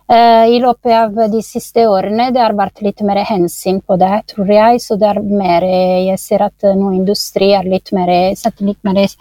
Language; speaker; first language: Norwegian; non-native, fluent; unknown